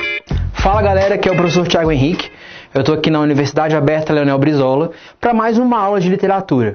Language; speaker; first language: Portuguese; native; Portuguese